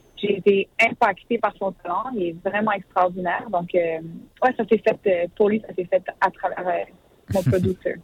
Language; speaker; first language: French; native; French